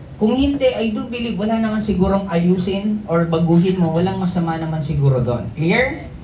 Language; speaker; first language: Filipino; non-native, local second language; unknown